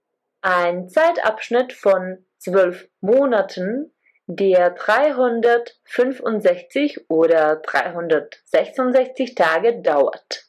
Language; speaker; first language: German; non-native, fluent; Czech